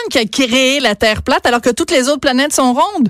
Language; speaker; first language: French; native; French